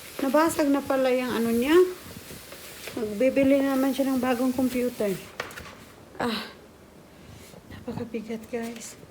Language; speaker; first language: Filipino; non-native, local second language; Cebuano